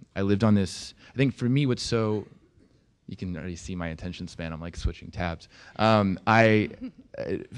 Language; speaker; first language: English; native; English